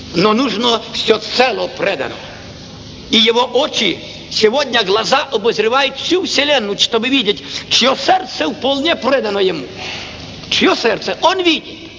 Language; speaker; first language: Russian; non-native, local second language; Ukrainian